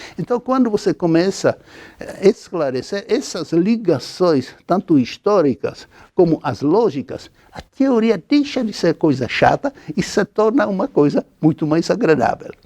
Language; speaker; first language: Portuguese; non-native, fluent; Czech